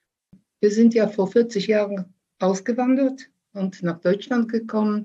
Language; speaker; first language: German; early bilingual, other home language; Polish